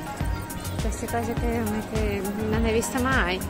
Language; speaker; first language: Italian; non-native, learner; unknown